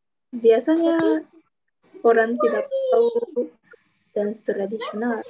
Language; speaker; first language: Indonesian; non-native, learner; Japanese